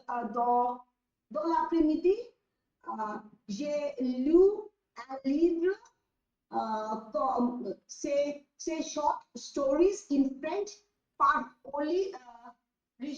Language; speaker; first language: French; non-native, learner; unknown